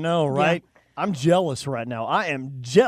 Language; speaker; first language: English; native; English